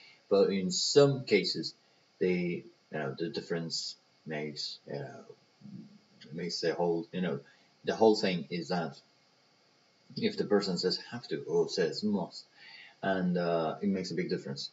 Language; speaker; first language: English; non-native, fluent; Persian